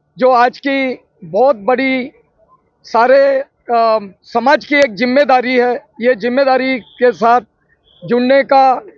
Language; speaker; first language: Hindi; non-native, local second language; Gujarati